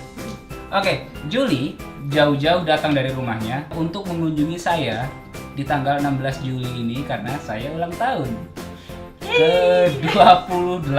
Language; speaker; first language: Indonesian; native; Indonesian